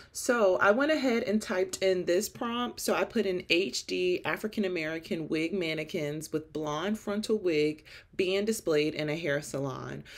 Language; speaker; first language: English; native; English